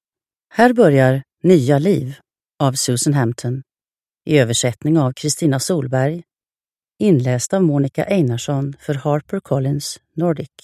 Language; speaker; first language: Swedish; native; Swedish